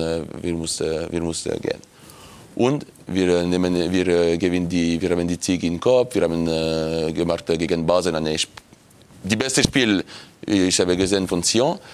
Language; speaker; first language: German; non-native, local second language; French